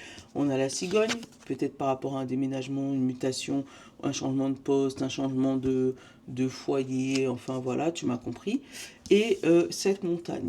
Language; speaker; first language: French; native; French